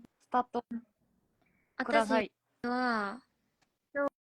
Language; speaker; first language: Japanese; non-native, learner; Korean